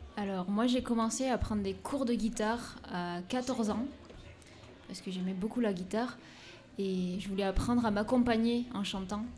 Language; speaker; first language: French; native; French